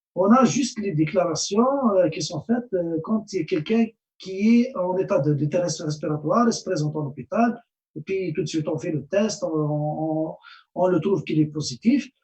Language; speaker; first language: French; non-native, local second language; Arabic